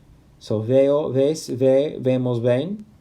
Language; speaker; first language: Spanish; non-native, fluent; English